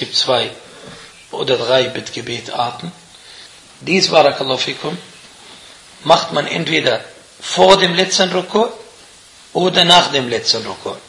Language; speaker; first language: German; non-native, fluent; Arabic